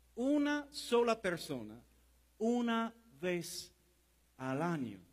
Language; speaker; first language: Spanish; non-native, fluent; English